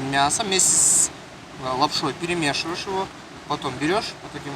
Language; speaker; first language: Russian; native; Russian